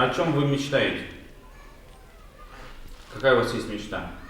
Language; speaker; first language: Russian; native; Russian